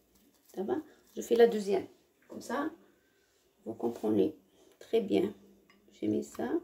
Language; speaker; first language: French; non-native, learner; Arabic